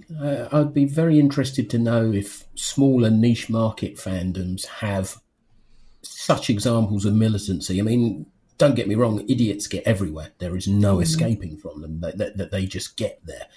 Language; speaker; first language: English; native; English